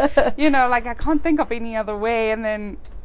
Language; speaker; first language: English; native; English